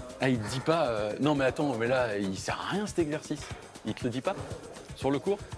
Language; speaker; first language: French; native; French